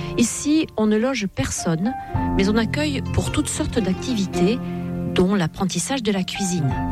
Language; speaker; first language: French; native; French